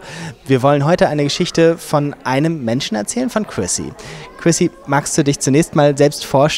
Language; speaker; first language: German; native; German